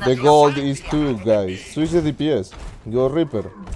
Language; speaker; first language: English; non-native, learner; Spanish